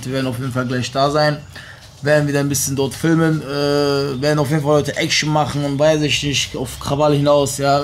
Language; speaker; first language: German; native; German